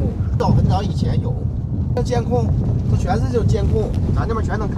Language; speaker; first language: Chinese; native; Chinese